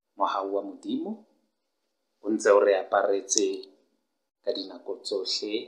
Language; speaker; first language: Northern Sotho; non-native, local second language; Southern Sotho